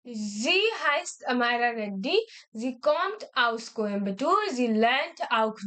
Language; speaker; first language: German; non-native, learner; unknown